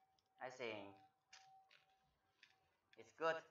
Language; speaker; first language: English; non-native, fluent; Chinese